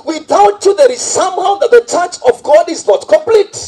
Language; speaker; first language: English; non-native, local second language; Swahili